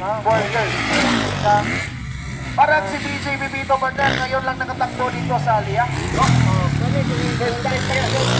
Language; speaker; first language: Filipino; non-native, local second language; Cebuano